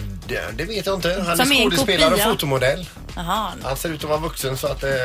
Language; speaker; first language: Swedish; native; Swedish